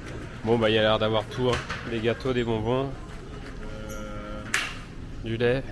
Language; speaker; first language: French; native; French